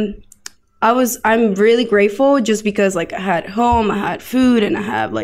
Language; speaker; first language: English; non-native, fluent; Spanish